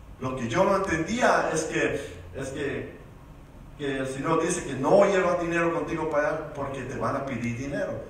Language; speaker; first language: Spanish; early bilingual, heritage; Spanish